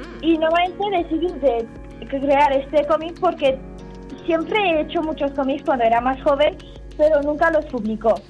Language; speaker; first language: Spanish; early bilingual, heritage; Spanish